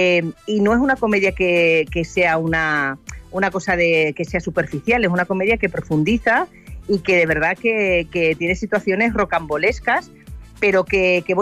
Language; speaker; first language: Spanish; native; Spanish